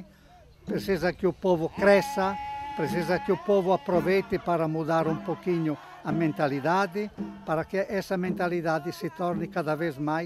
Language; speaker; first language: Portuguese; non-native, fluent; Italian